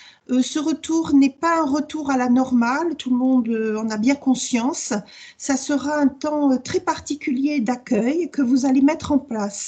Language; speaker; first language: French; native; French